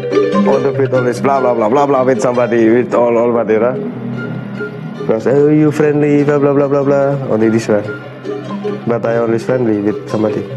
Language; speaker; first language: English; non-native, learner; Indonesian